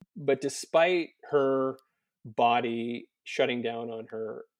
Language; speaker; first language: English; native; English